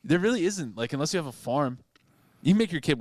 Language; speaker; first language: English; native; English